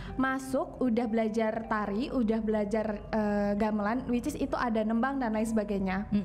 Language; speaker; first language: Indonesian; non-native, local second language; Javanese